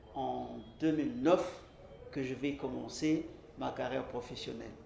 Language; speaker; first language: French; non-native, local second language; Lingala